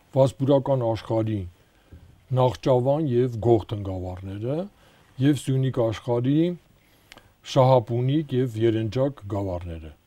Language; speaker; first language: Armenian; native; Armenian